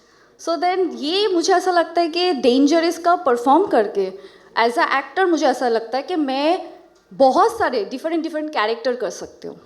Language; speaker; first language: Hindi; non-native, local second language; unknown